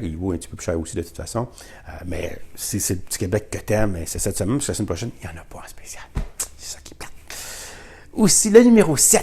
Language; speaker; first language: French; native; French